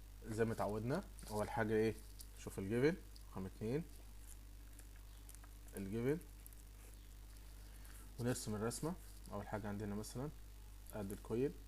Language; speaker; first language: Arabic; native; Arabic